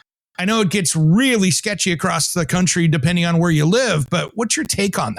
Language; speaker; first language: English; native; English